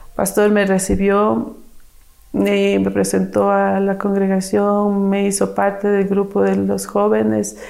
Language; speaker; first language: Spanish; native; Spanish